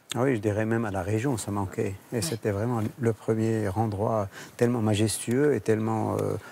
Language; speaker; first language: French; non-native, local second language; Arabic